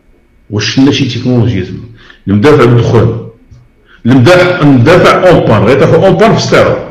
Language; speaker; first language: Arabic; native; Arabic